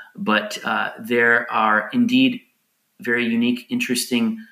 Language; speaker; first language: English; native; English